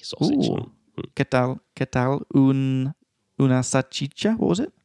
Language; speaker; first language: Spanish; non-native, learner; English